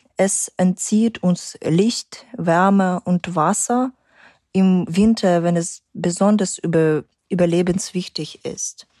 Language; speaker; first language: German; non-native, fluent; Ukrainian